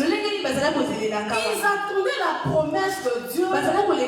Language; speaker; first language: French; non-native, local second language; Lingala